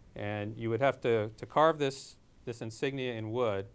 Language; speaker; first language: English; native; English